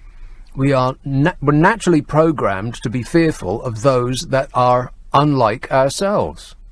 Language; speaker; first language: English; native; English